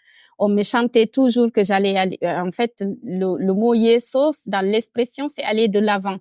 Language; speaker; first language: French; non-native, local second language; Fula